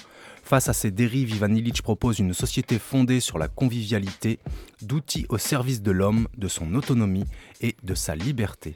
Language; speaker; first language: French; native; French